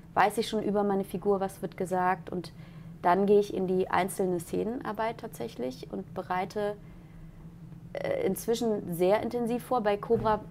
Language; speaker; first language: German; native; German